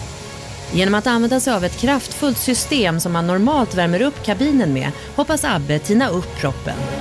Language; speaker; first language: Swedish; native; Swedish